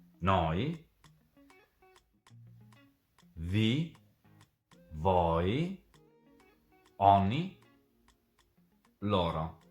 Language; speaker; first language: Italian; non-native, fluent; Serbian